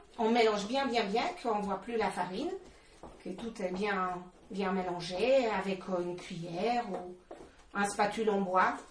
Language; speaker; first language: French; non-native, fluent; Polish